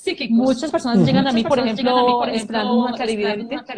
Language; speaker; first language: Spanish; native; Spanish